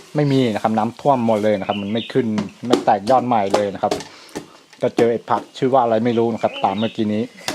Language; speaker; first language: Thai; non-native, local second language; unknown